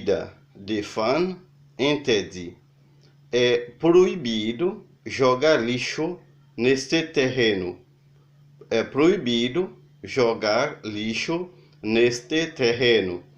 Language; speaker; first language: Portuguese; non-native, learner; Haitian Creole